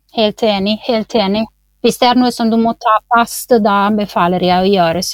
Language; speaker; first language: Norwegian; non-native, fluent; Italian